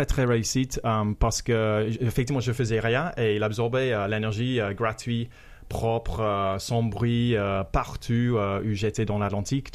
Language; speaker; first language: French; non-native, fluent; English